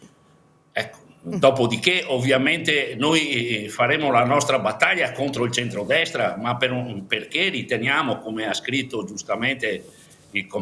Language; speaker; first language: Italian; native; Italian